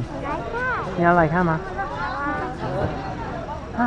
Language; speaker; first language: Chinese; non-native, learner; English